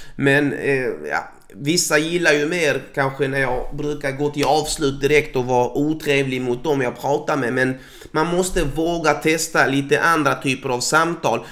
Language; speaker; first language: Swedish; native; Swedish